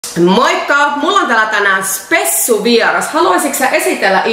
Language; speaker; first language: Finnish; native; Finnish